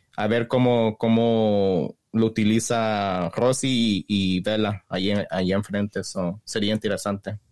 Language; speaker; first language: Spanish; early bilingual, heritage; Spanish